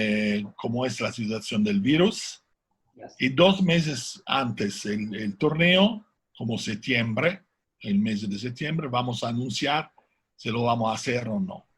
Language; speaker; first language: Spanish; non-native, learner; Italian